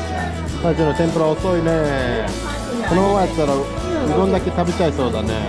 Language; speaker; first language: Japanese; native; Japanese